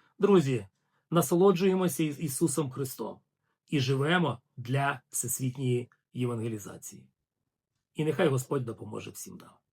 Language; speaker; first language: Ukrainian; non-native, local second language; Russian